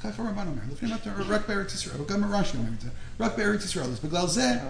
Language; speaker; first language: Hebrew; non-native, fluent; English